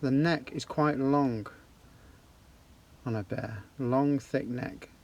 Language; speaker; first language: English; native; English